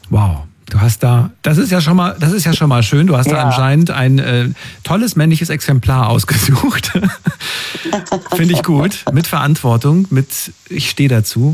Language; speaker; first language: German; native; German